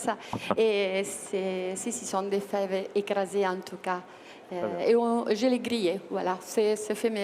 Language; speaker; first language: French; non-native, learner; Italian